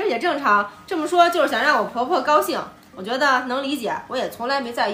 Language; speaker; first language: Chinese; native; Chinese